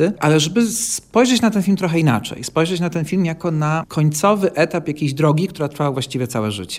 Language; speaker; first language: Polish; native; Polish